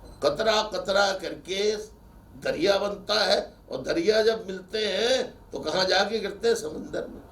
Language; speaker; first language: Urdu; native; Urdu